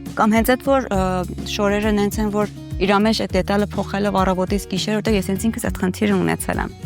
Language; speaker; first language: Armenian; early bilingual, heritage; Armenian